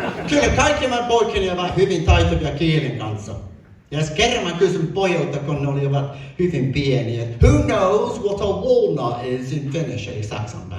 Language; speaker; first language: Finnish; non-native, fluent; English